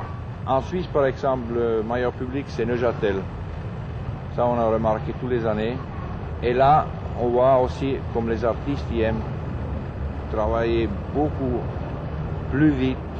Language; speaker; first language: French; non-native, fluent; German